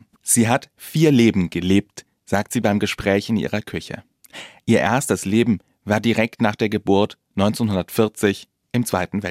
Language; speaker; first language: German; native; German